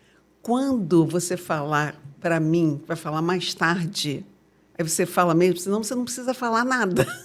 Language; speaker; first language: Portuguese; native; Portuguese